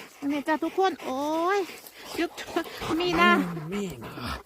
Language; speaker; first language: Swedish; non-native, learner; Thai